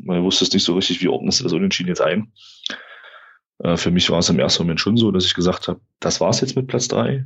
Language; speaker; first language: German; native; German